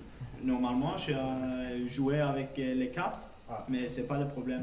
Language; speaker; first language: French; non-native, learner; Norwegian